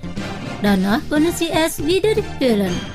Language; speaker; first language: German; non-native, fluent; Indonesian